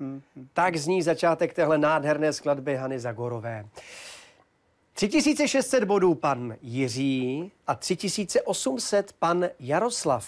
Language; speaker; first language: Czech; native; Czech